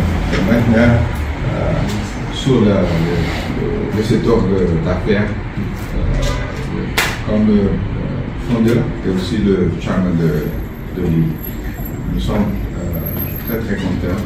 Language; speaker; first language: French; non-native, learner; Portuguese